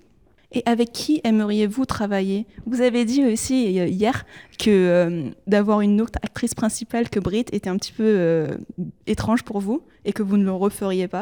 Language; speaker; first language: French; native; French